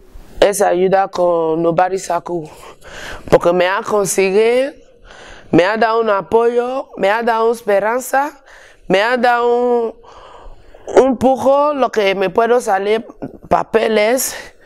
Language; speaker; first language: Spanish; non-native, learner; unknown